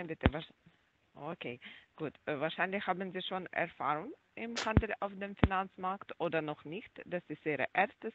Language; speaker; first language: German; non-native, learner; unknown